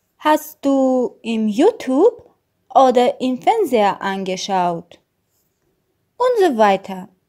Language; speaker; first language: German; non-native, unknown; Russian